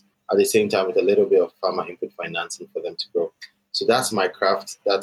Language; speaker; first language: English; non-native, local second language; Akan